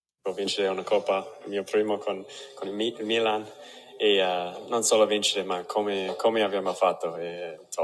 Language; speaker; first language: Italian; non-native, fluent; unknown